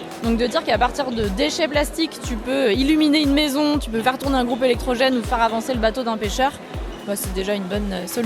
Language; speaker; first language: French; native; French